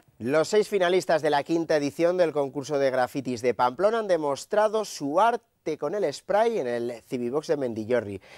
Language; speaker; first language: Spanish; native; Spanish